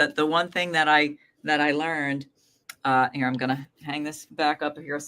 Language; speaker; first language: English; native; English